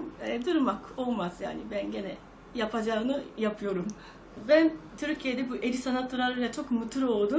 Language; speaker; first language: Turkish; non-native, fluent; Japanese